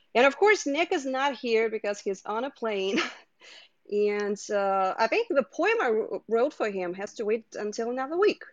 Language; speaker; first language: English; non-native, fluent; Russian